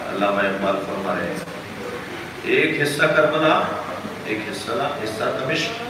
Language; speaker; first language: Urdu; non-native, local second language; Sindhi